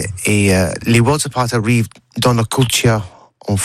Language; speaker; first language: French; non-native, learner; English